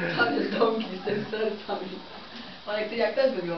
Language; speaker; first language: Polish; native; Polish